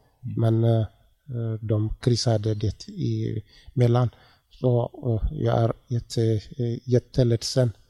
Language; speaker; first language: Swedish; non-native, learner; Tigrinya